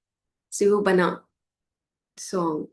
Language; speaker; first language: Hindi; native; Hindi